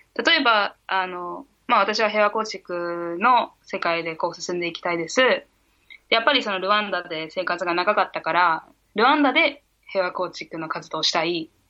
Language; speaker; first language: Japanese; early bilingual, heritage; Japanese